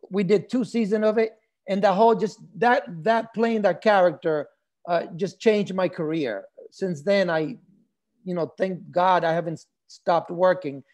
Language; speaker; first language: English; early bilingual, other home language; Spanish